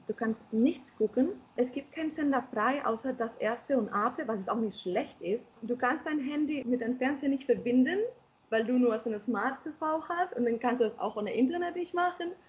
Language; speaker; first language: German; non-native, fluent; Spanish